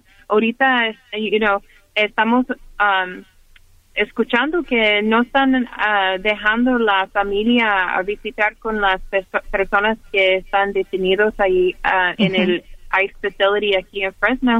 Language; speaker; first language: Spanish; early bilingual, heritage; Spanish